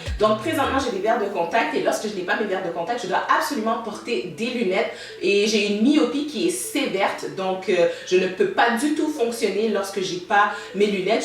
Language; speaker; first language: French; native; French